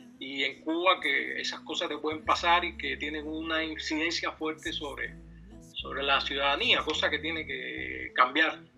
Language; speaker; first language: Spanish; native; Spanish